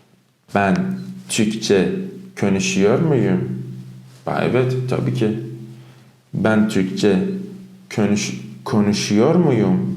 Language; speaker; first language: Turkish; non-native, fluent; Persian